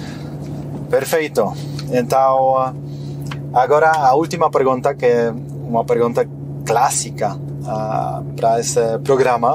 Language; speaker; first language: Portuguese; non-native, fluent; Polish